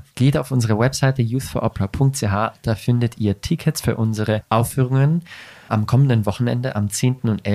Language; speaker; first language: German; native; German